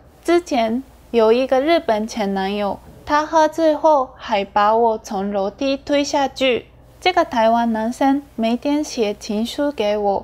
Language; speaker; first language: Chinese; non-native, fluent; Japanese